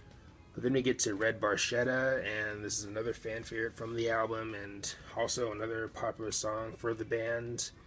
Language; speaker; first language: English; native; English